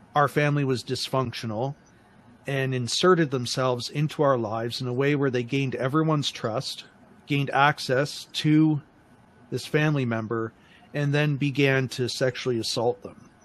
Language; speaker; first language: English; native; English